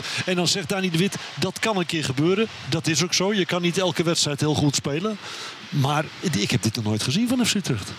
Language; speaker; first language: Dutch; native; Dutch